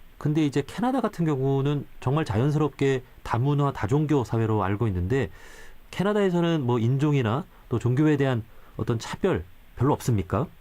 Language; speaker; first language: Korean; native; Korean